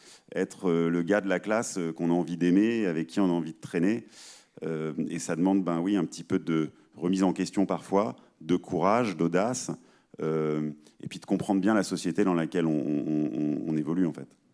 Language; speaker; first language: French; native; French